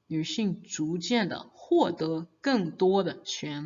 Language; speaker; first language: Chinese; non-native, fluent; English